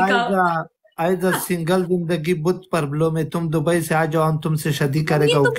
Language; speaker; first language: Hindi; non-native, local second language; Pashto